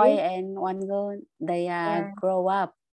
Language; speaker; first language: English; non-native, learner; Vietnamese